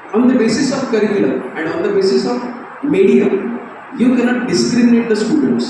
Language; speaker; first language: English; non-native, local second language; Marathi